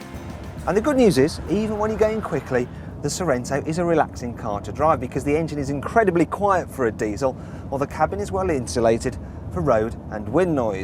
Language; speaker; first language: English; native; English